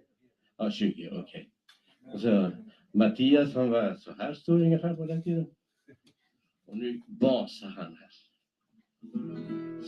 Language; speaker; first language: Swedish; non-native, fluent; Spanish